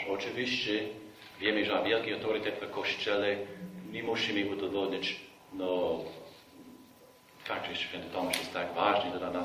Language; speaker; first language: Polish; non-native, fluent; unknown